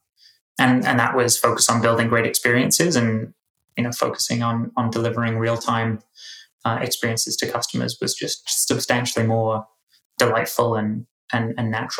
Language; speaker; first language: English; native; English